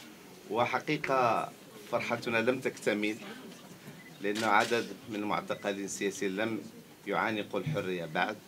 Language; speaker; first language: Arabic; native; Arabic